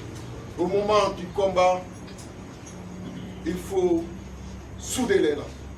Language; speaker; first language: French; non-native, local second language; Wolof